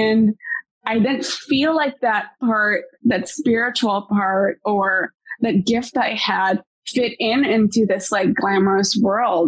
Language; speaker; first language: English; non-native, local second language; Hiligaynon